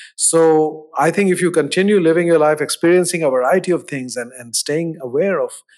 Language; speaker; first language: English; non-native, local second language; Hindi